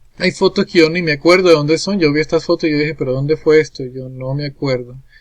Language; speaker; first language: Spanish; native; Spanish